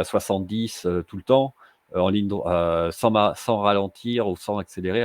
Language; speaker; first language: French; native; French